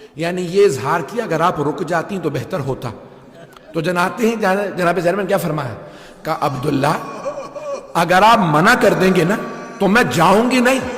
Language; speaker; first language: Urdu; native; Urdu